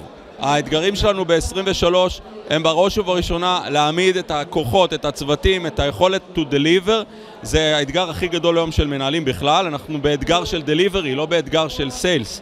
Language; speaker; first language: Hebrew; native; Hebrew